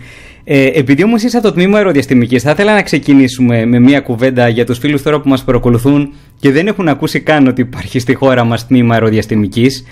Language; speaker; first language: Greek; native; Greek